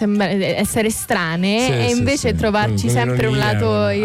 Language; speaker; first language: Italian; native; Italian